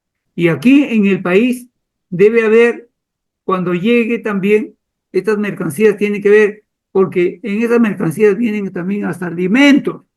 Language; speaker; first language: Spanish; native; Spanish